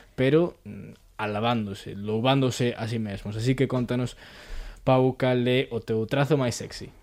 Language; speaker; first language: Galician; non-native, local second language; Spanish